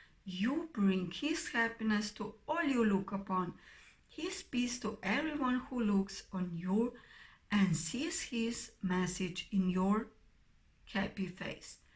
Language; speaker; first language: English; non-native, fluent; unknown